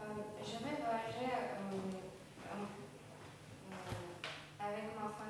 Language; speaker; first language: French; non-native, learner; Russian